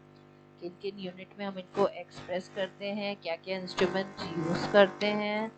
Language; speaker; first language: Hindi; native; Hindi